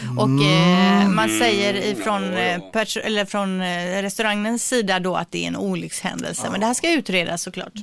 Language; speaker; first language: Swedish; native; Swedish